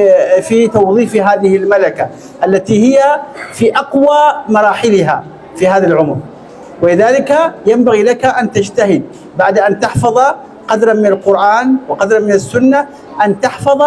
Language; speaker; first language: Arabic; native; Arabic